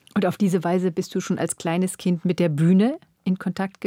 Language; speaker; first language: German; native; German